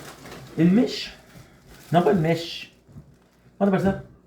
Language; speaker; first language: French; native; French